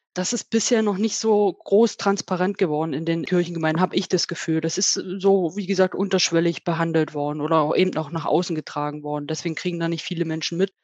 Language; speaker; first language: German; native; German